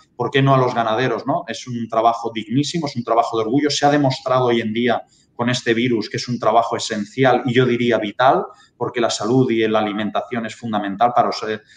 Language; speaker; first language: Spanish; native; Spanish